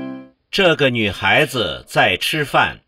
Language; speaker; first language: Chinese; non-native, learner; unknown